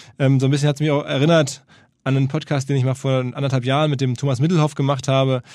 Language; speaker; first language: German; native; German